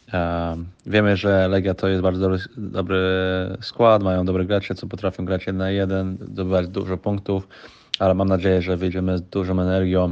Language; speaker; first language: Polish; early bilingual, heritage; Polish